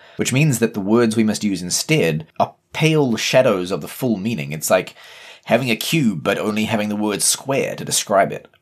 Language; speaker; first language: English; native; English